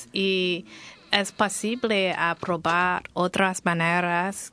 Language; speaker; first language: Spanish; non-native, fluent; English